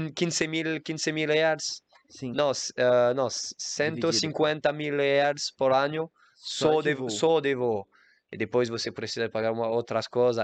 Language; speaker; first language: Portuguese; non-native, learner; French